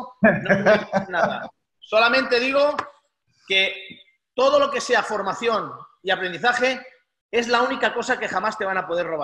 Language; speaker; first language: Spanish; native; Spanish